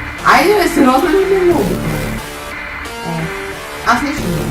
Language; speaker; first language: Bulgarian; native; Bulgarian